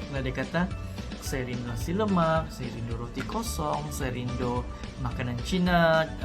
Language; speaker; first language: Malay; early bilingual, other home language; Cebuano